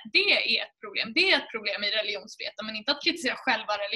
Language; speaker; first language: Swedish; native; Swedish